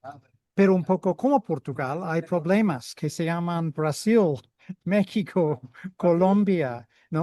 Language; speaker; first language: Spanish; non-native, fluent; English